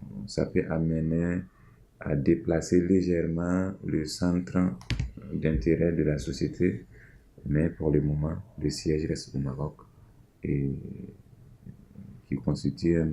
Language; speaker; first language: French; non-native, local second language; Mossi